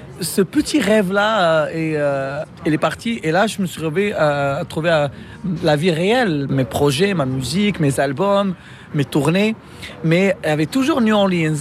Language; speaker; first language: French; non-native, local second language; Arabic